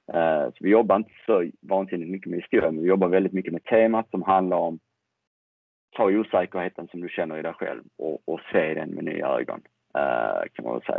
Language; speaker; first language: Swedish; native; Swedish